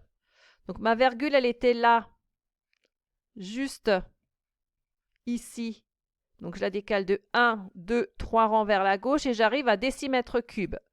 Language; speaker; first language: French; native; French